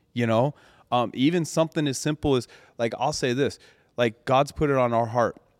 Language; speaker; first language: English; native; English